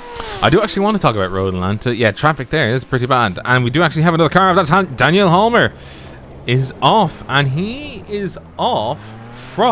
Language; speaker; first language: English; native; English